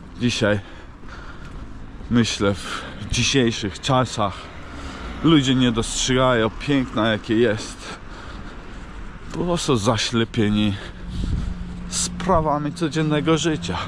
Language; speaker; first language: Polish; non-native, fluent; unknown